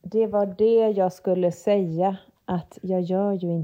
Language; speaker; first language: Swedish; native; Swedish